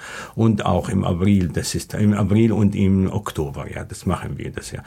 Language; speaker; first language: German; non-native, learner; Arabic